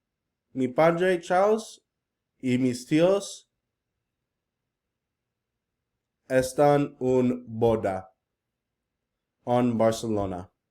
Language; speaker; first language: Spanish; non-native, learner; English